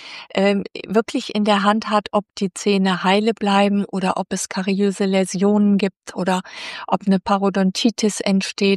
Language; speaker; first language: German; native; German